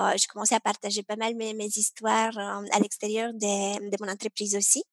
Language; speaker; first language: French; non-native, fluent; Romanian